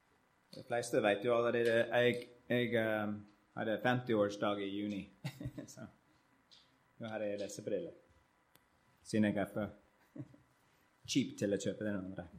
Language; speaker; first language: Norwegian; non-native, learner; English